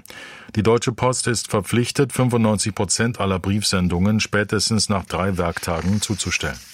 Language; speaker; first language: German; native; German